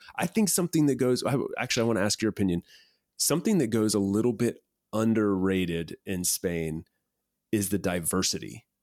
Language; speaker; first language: English; native; English